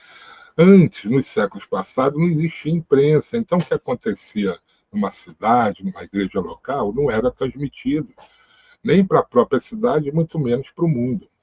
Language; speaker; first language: Portuguese; native; Portuguese